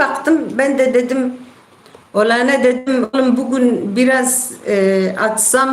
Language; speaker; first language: Turkish; non-native, local second language; Kurdish